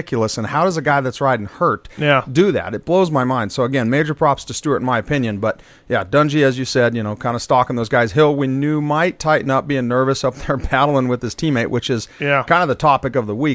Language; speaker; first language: English; native; English